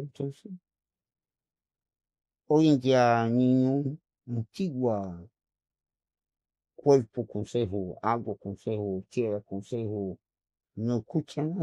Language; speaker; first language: Spanish; non-native, local second language; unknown